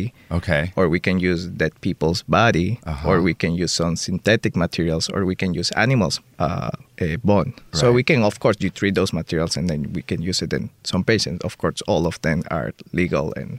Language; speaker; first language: English; non-native, fluent; Spanish